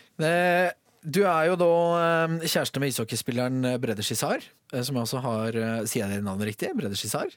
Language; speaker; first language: Norwegian; native; Norwegian